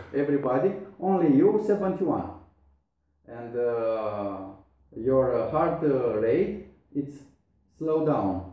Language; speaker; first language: English; non-native, learner; Romanian